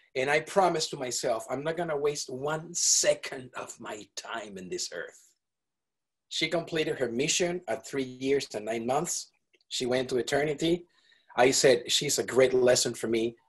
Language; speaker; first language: English; non-native, fluent; Spanish